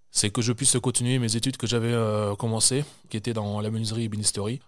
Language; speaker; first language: French; native; French